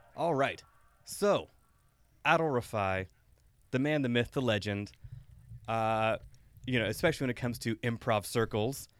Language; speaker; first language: English; native; English